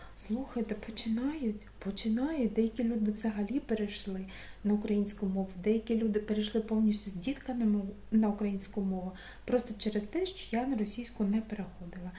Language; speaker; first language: Ukrainian; non-native, local second language; Russian